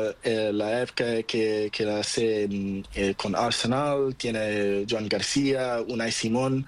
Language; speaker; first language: Spanish; non-native, learner; Portuguese